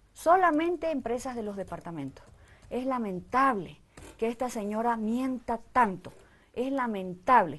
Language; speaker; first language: Spanish; native; Spanish